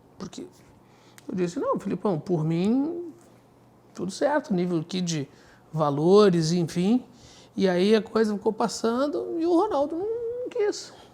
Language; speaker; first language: Portuguese; native; Portuguese